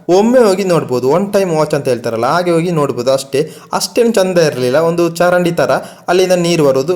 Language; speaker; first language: Kannada; non-native, local second language; Tulu